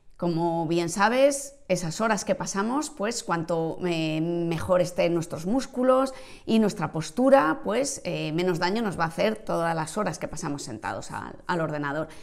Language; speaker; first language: Spanish; native; Spanish